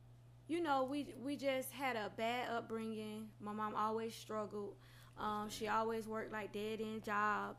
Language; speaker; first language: English; native; English